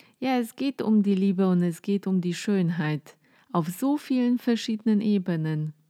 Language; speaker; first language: German; non-native, fluent; Polish